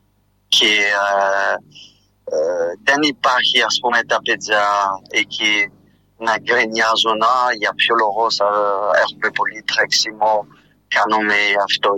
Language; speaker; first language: Greek; non-native, fluent; French